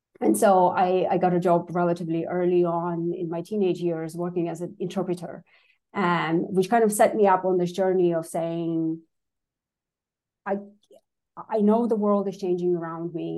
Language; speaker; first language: English; non-native, fluent; Russian